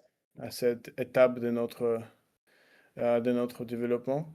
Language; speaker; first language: French; non-native, learner; Russian